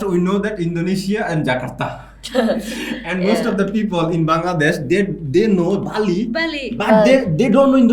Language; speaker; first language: English; non-native, local second language; Bangla